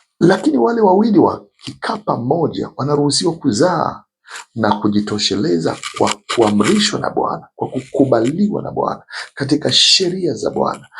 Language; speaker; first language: Swahili; native; Swahili